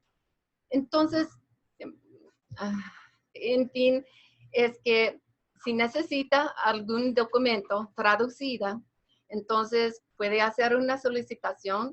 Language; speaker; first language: Spanish; non-native, fluent; English